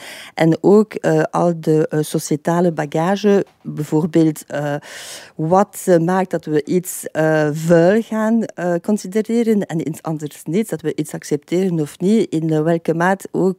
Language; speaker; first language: Dutch; non-native, fluent; French